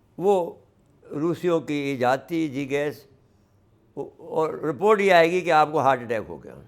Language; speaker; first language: Urdu; native; Urdu